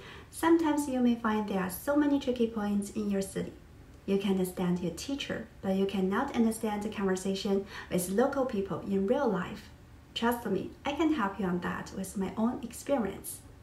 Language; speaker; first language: English; non-native, fluent; Chinese